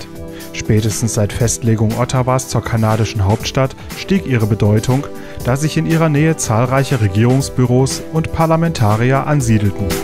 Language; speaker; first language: German; native; German